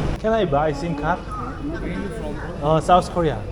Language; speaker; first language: English; non-native, learner; Korean